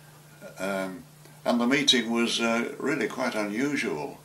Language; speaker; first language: English; native; English